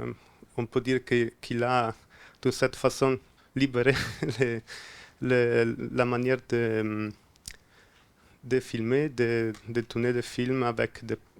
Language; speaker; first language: French; non-native, fluent; Spanish